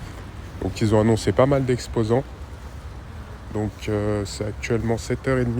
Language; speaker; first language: French; native; French